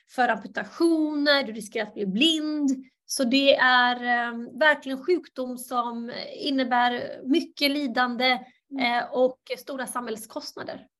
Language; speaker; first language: Swedish; early bilingual, other home language; Bosnian